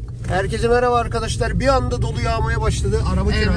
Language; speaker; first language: Turkish; native; Turkish